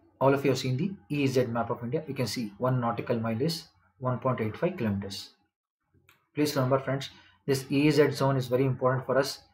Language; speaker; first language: English; non-native, local second language; Kannada